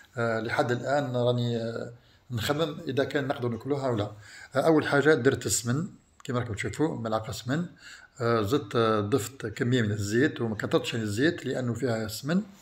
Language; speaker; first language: Arabic; native; Arabic